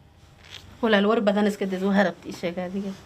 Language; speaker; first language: Somali; non-native, learner; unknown